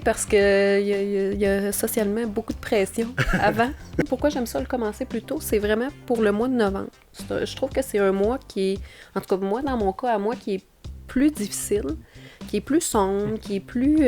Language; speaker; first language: French; native; French